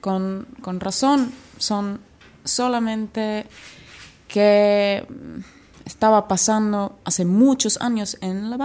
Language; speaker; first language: Spanish; non-native, learner; Finnish